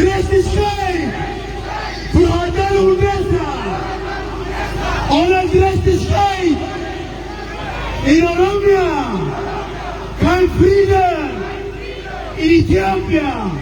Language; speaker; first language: German; non-native, learner; Oromo